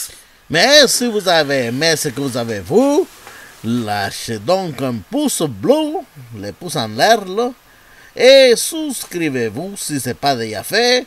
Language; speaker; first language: French; native; French